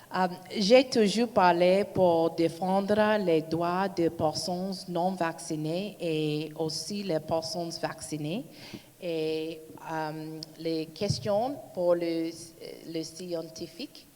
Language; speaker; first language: French; non-native, learner; English